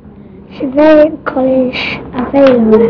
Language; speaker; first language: French; non-native, learner; English